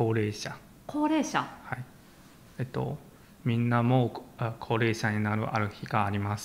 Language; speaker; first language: Japanese; non-native, learner; Chinese